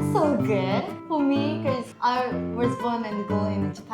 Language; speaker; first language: English; non-native, fluent; Japanese